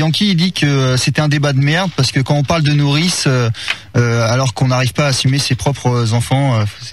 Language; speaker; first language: French; native; French